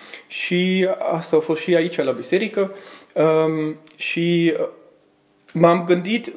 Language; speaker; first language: Romanian; early bilingual, heritage; Romanian